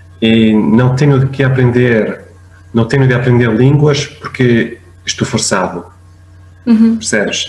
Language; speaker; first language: Portuguese; non-native, fluent; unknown